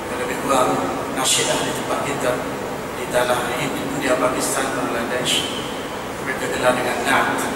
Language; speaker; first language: Malay; non-native, fluent; Urdu